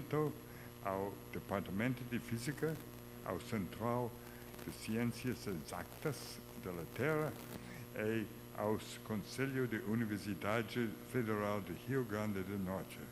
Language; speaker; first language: Portuguese; non-native, learner; English